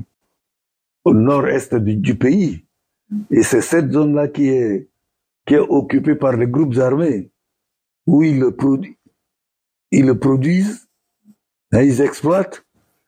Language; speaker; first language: French; non-native, local second language; Sango